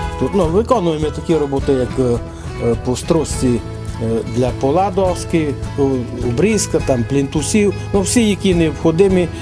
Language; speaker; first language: Ukrainian; native; Ukrainian